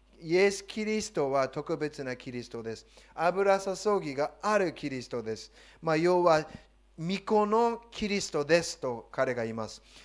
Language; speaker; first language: Japanese; non-native, fluent; English